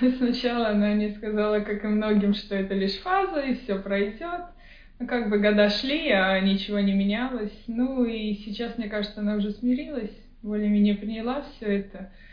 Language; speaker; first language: Russian; native; Russian